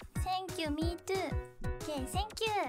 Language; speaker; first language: English; non-native, learner; Japanese